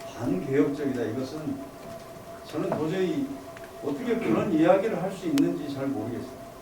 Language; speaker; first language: Korean; native; Korean